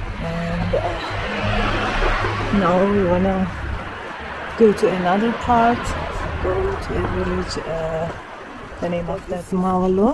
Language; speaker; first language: English; non-native, learner; Kurdish